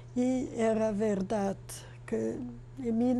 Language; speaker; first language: Spanish; non-native, fluent; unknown